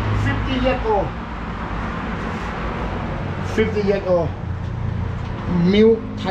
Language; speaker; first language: English; non-native, learner; Thai